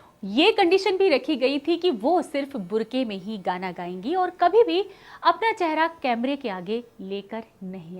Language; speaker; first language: Hindi; native; Hindi